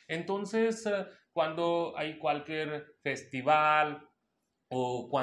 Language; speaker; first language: Spanish; non-native, local second language; Hindi